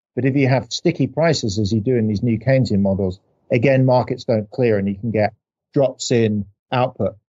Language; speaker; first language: English; native; English